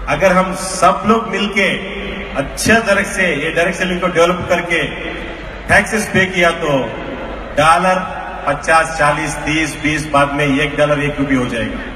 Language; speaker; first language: Hindi; non-native, local second language; Telugu